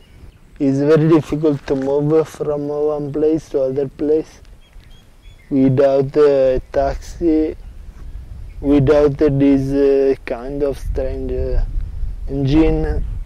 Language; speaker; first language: English; non-native, learner; Italian